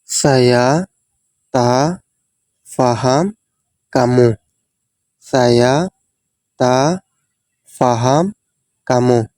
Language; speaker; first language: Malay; non-native, fluent; Bangla